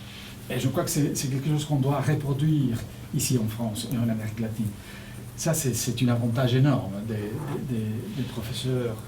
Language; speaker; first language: French; non-native, fluent; Spanish